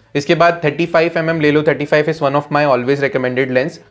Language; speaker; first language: Hindi; native; Hindi